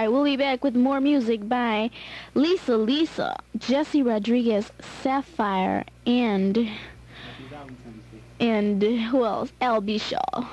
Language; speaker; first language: English; native; English